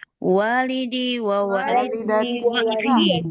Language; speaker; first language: Arabic; non-native, learner; Indonesian